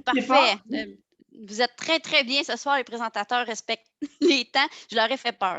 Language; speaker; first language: French; native; French